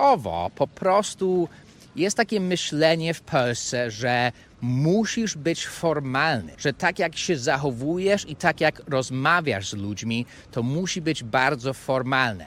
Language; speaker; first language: Polish; non-native, fluent; English